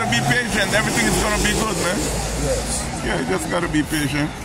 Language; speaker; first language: English; non-native, learner; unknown